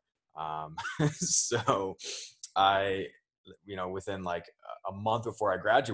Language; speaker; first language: English; native; English